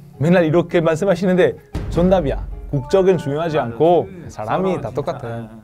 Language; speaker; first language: Korean; non-native, fluent; Italian